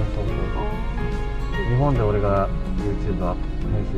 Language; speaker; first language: Japanese; native; Japanese